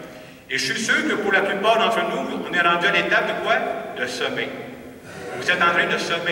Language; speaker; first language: French; native; French